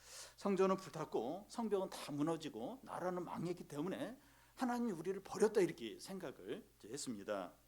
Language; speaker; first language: Korean; native; Korean